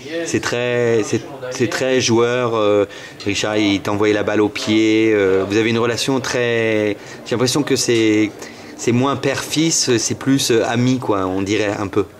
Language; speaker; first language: French; native; French